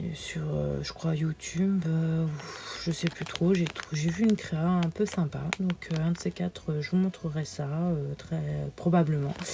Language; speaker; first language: French; early bilingual, other home language; Portuguese